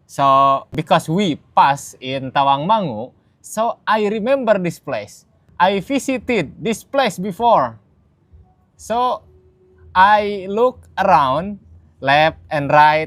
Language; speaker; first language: English; non-native, learner; Indonesian